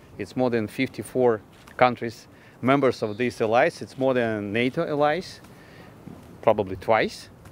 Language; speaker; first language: English; non-native, fluent; Ukrainian